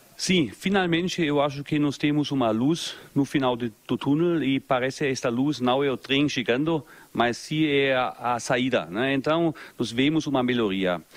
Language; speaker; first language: Portuguese; non-native, fluent; German